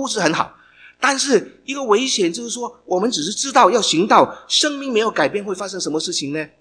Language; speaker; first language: Chinese; non-native, local second language; Cantonese